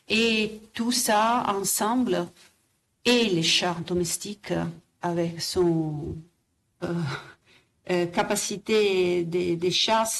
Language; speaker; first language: French; non-native, fluent; Italian